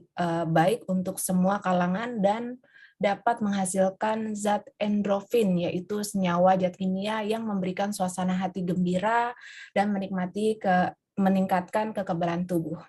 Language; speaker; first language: Indonesian; native; Indonesian